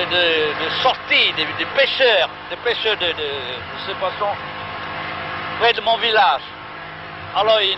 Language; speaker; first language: French; non-native, local second language; Vietnamese